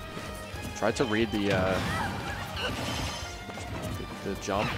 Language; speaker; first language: English; native; English